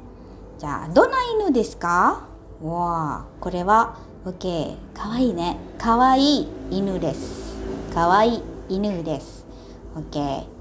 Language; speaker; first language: Japanese; non-native, fluent; Indonesian